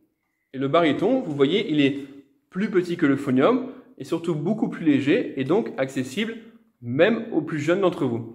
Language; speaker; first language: French; native; French